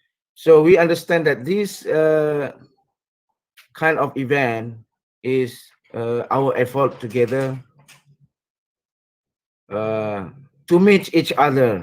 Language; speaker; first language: English; non-native, fluent; Indonesian